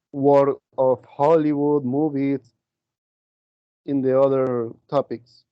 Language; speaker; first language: English; non-native, learner; Spanish